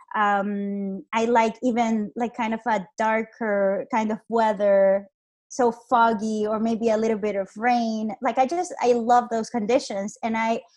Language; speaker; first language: English; non-native, fluent; Spanish